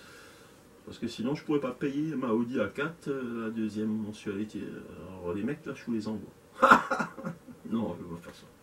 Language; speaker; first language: French; native; French